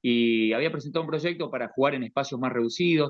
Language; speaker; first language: Spanish; native; Spanish